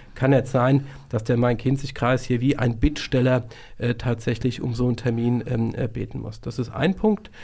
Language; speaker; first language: German; native; German